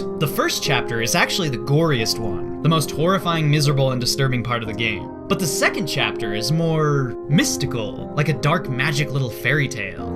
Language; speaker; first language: English; native; English